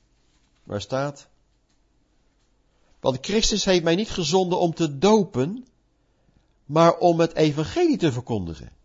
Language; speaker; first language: Dutch; native; Dutch